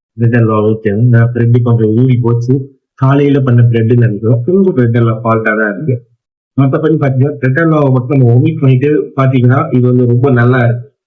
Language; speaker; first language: Tamil; non-native, local second language; Malayalam